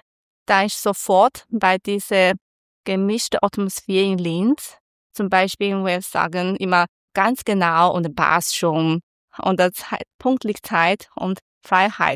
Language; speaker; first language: German; non-native, learner; Chinese